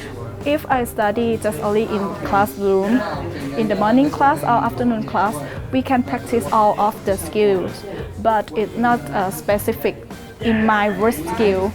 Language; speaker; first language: English; non-native, learner; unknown